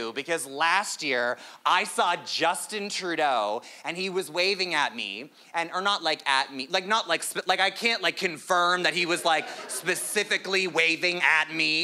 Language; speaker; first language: English; native; English